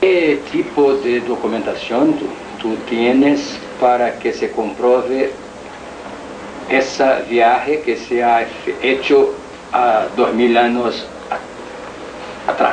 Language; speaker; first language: Spanish; non-native, learner; Portuguese